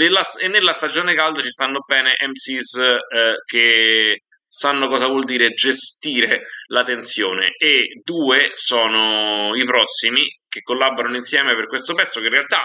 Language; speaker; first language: Italian; native; Italian